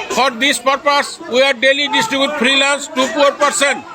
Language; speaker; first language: English; non-native, local second language; Bangla